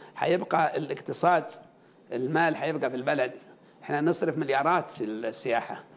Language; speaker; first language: Arabic; native; Arabic